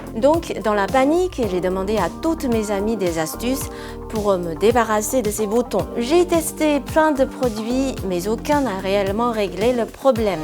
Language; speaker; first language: French; non-native, fluent; Chinese